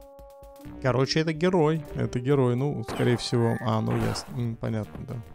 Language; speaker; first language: Russian; native; Russian